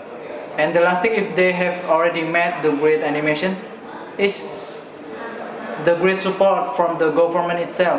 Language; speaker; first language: English; non-native, learner; Indonesian